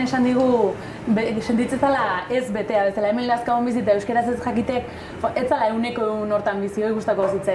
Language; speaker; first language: Basque; native; Basque